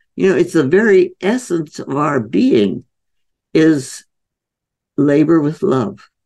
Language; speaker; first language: English; native; English